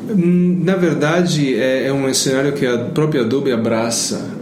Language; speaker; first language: Portuguese; non-native, fluent; Italian